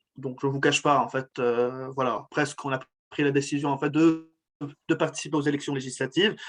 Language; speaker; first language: French; non-native, local second language; Arabic